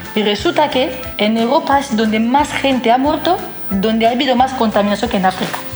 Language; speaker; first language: Spanish; non-native, fluent; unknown